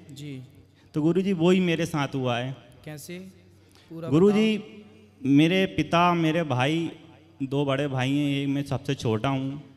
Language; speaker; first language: Hindi; native; Hindi